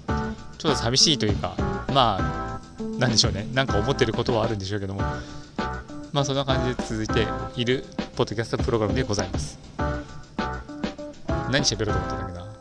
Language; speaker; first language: Japanese; native; Japanese